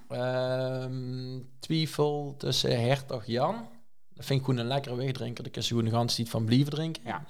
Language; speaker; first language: Dutch; native; Dutch